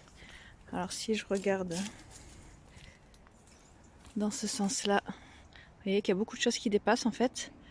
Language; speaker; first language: French; native; French